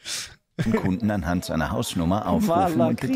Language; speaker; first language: German; native; German